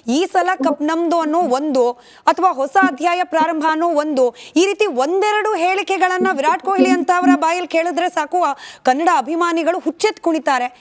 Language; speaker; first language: Kannada; native; Kannada